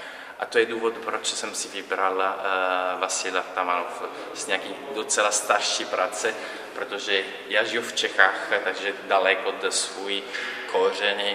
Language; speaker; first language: Czech; non-native, learner; Italian